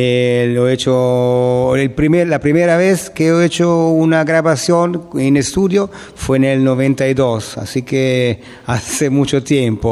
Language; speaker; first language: Spanish; non-native, learner; Italian